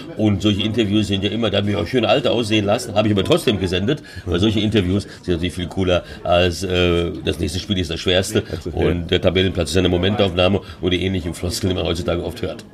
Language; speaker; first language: German; early bilingual, other home language; Hungarian